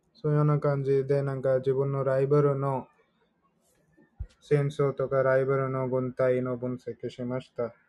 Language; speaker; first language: Japanese; non-native, learner; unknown